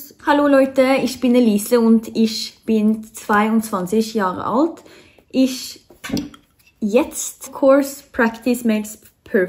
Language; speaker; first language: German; non-native, learner; English